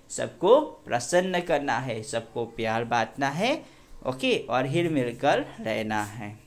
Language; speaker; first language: Hindi; non-native, local second language; Gujarati